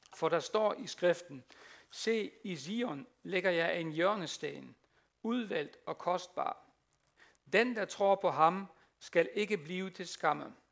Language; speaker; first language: Danish; non-native, fluent; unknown